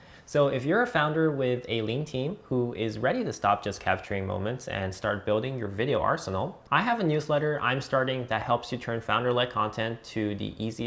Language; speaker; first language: English; native; English